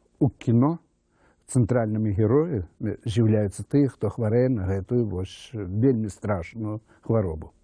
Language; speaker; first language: Belarusian; native; Belarusian